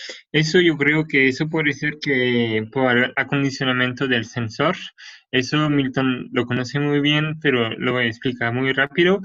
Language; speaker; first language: Spanish; non-native, fluent; French